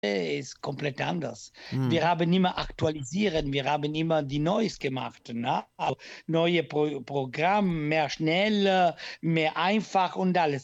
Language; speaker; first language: German; non-native, learner; Italian